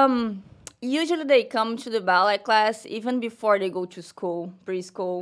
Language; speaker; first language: English; non-native, learner; Portuguese